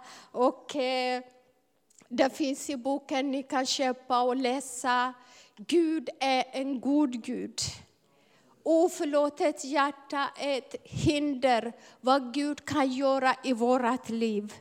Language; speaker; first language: Swedish; non-native, fluent; Amharic